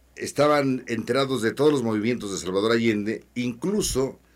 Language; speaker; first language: Spanish; native; Spanish